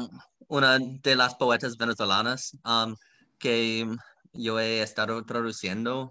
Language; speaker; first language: Spanish; non-native, fluent; English